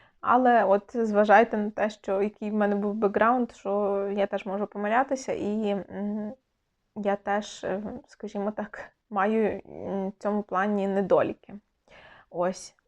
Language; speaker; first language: Ukrainian; native; Ukrainian